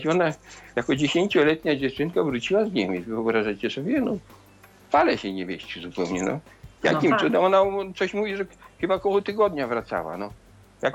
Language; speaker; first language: Polish; native; Polish